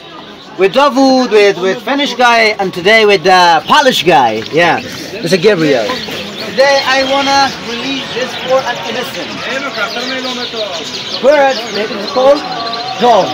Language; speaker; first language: English; non-native, fluent; Persian